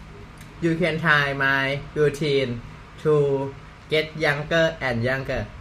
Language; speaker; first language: English; non-native, learner; Thai